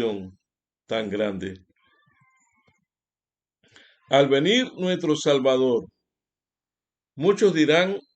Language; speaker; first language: Spanish; native; Spanish